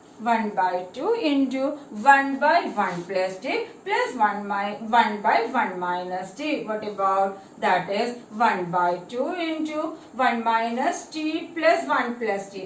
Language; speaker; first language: English; non-native, local second language; Malayalam